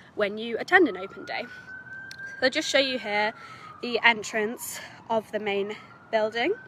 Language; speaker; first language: English; native; English